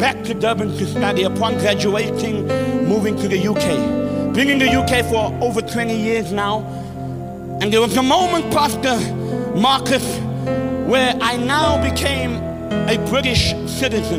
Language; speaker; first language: English; native; English